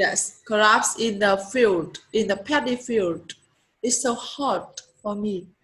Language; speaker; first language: English; non-native, learner; Vietnamese